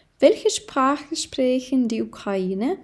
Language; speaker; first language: German; non-native, fluent; Ukrainian